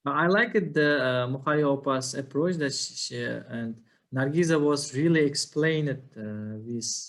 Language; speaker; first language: English; non-native, fluent; Uzbek